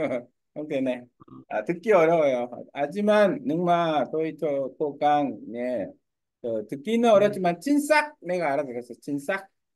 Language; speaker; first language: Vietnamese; non-native, learner; Korean